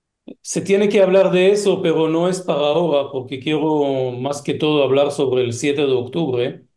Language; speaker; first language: Spanish; non-native, fluent; Hebrew